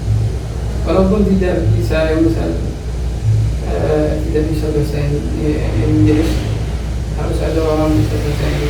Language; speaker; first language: Indonesian; non-native, learner; Arabic